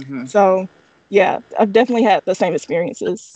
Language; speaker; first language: English; native; English